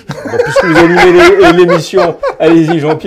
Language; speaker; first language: French; native; French